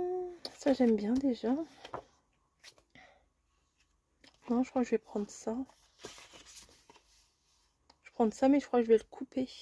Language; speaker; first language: French; native; French